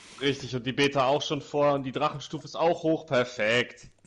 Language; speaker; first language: German; native; German